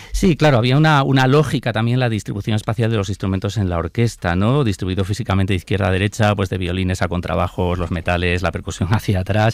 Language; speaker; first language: Spanish; native; Spanish